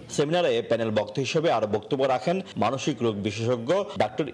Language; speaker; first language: English; non-native, fluent; Japanese